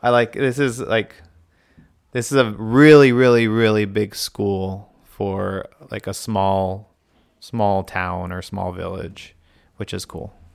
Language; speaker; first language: English; native; English